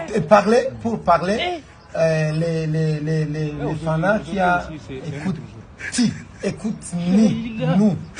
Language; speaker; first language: French; non-native, learner; Rundi